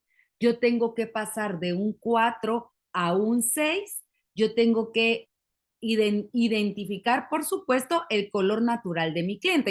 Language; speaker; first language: Spanish; native; Spanish